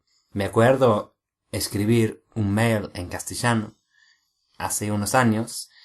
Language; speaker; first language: Spanish; non-native, fluent; English